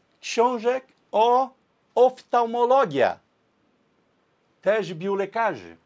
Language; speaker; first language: Polish; non-native, learner; Portuguese